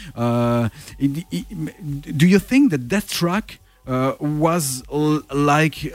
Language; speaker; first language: English; non-native, learner; French